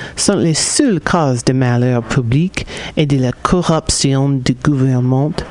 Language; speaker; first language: French; non-native, fluent; English